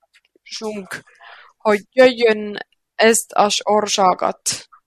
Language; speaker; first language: Hungarian; non-native, learner; Finnish